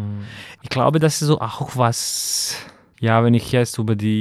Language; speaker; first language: German; non-native, fluent; Serbian